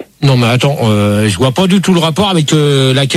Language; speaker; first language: French; native; French